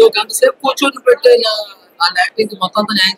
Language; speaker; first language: Telugu; native; Telugu